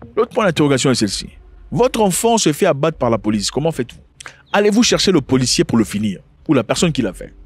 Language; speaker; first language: French; non-native, local second language; Lingala